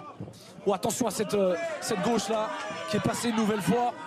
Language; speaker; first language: French; native; French